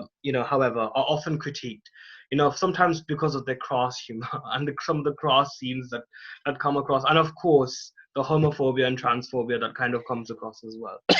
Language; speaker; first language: English; non-native, local second language; Hindi